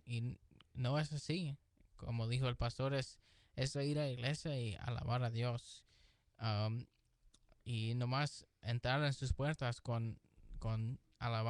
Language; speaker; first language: Spanish; early bilingual, heritage; Spanish